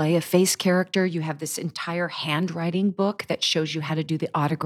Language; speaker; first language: English; native; English